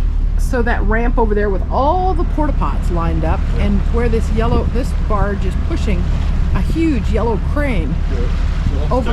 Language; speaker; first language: English; native; English